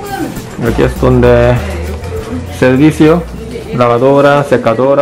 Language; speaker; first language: Spanish; non-native, fluent; Korean